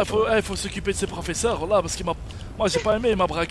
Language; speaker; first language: French; native; French